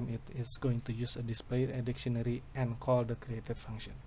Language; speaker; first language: English; non-native, local second language; Indonesian